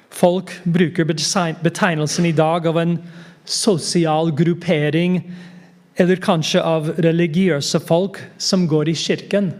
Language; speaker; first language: Norwegian; non-native, fluent; English